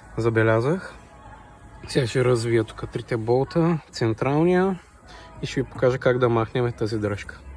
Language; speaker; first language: Bulgarian; native; Bulgarian